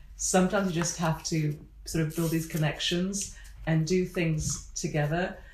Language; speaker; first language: English; native; English